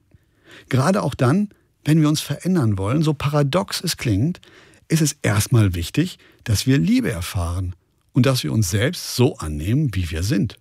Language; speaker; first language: German; native; German